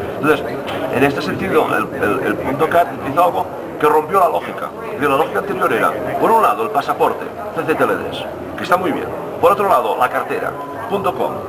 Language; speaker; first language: Spanish; non-native, local second language; Catalan